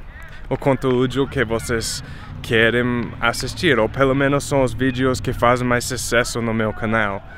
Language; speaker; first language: Portuguese; non-native, fluent; English